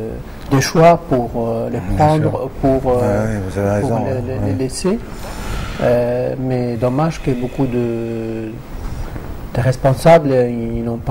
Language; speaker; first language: French; non-native, fluent; Arabic